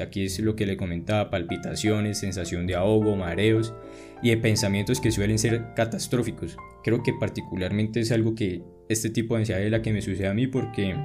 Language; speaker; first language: Spanish; native; Spanish